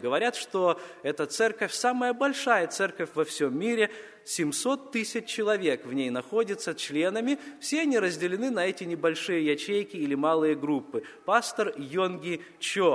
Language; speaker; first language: Russian; native; Russian